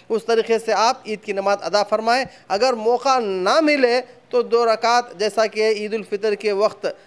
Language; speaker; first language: Hindi; non-native, local second language; Urdu